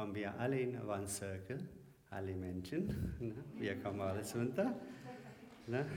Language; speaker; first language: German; non-native, learner; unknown